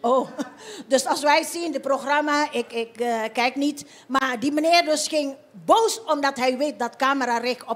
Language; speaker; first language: Dutch; non-native, fluent; Indonesian